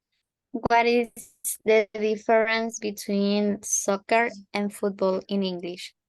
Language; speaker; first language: English; non-native, learner; Spanish